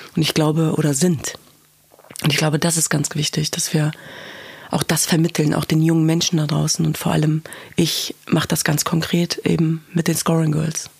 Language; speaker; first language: German; early bilingual, other home language; Kurdish